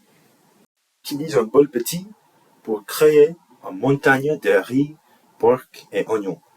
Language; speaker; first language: French; non-native, learner; English